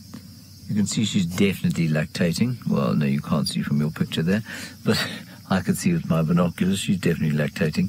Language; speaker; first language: English; native; English